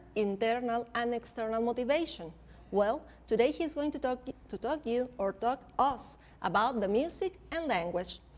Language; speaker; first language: English; non-native, fluent; Spanish